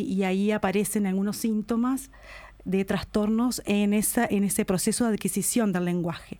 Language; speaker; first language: Spanish; native; Spanish